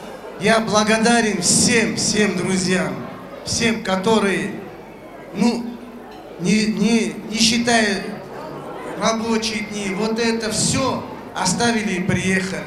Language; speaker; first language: Russian; non-native, local second language; Kurdish